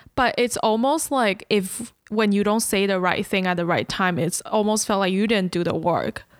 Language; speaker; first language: English; early bilingual, other home language; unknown